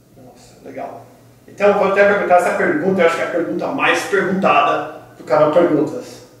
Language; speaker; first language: Portuguese; native; Portuguese